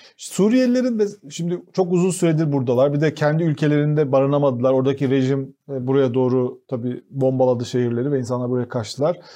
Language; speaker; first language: Turkish; native; Turkish